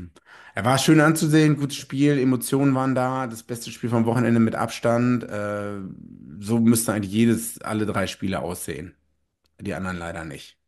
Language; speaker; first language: German; native; German